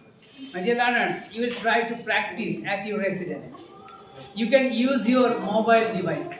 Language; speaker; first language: English; non-native, learner; Bangla